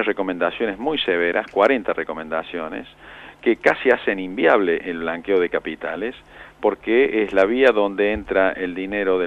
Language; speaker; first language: Spanish; native; Spanish